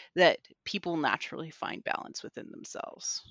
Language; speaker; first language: English; native; English